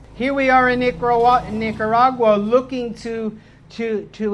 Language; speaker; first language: English; native; English